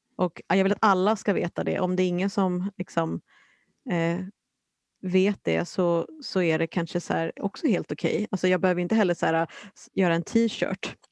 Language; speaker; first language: Swedish; native; Swedish